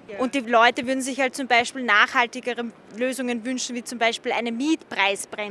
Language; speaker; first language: German; native; German